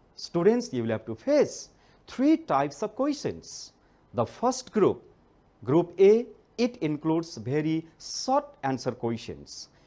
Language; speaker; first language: English; non-native, local second language; Nepali